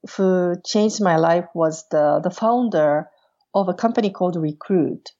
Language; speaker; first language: English; non-native, fluent; Portuguese